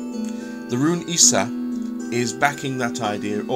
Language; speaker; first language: English; native; English